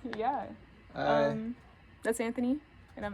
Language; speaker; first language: English; native; English